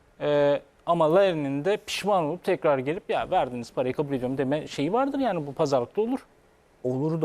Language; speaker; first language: Turkish; native; Turkish